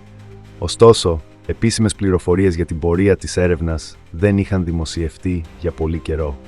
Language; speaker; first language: Greek; native; Greek